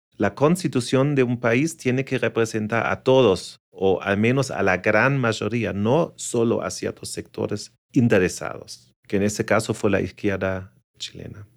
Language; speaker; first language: Spanish; non-native, fluent; German